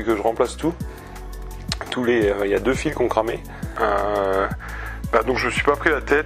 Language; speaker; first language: French; native; French